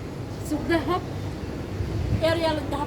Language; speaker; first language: Arabic; non-native, learner; Somali